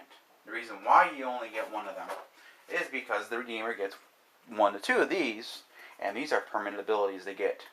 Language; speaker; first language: English; native; English